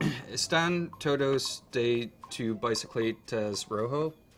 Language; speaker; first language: Spanish; non-native, learner; English